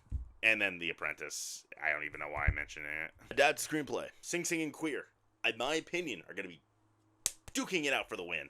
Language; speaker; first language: English; native; English